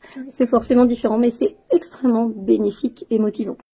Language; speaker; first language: French; native; French